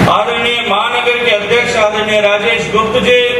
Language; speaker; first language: Hindi; native; Hindi